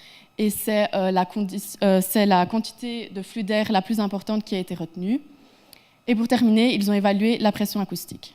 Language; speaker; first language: French; native; French